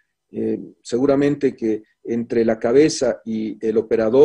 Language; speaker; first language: Spanish; native; Spanish